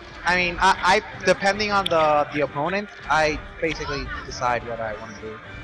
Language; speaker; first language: English; non-native, local second language; Spanish